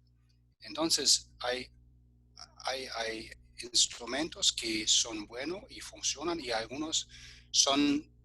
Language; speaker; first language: Spanish; non-native, fluent; German